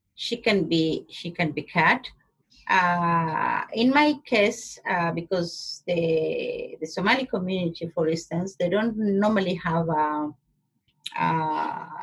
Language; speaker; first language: English; non-native, local second language; Somali